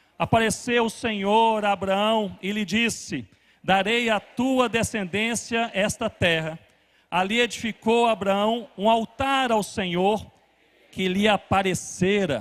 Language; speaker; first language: Portuguese; native; Portuguese